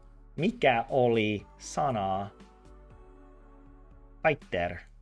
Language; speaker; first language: Finnish; non-native, learner; English